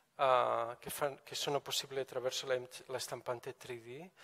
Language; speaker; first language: Italian; non-native, fluent; Catalan